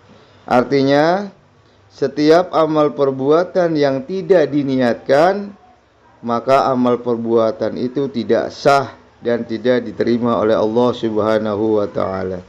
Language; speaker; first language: Indonesian; native; Indonesian